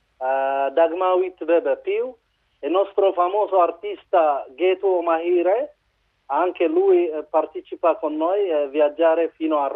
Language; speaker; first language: Italian; non-native, learner; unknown